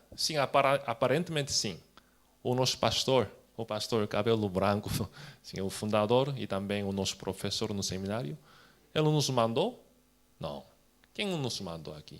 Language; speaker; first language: Portuguese; non-native, fluent; Korean